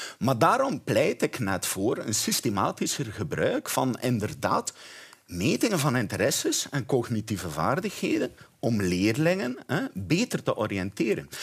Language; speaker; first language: Dutch; native; Dutch